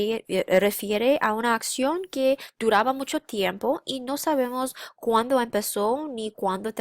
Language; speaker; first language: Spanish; non-native, fluent; English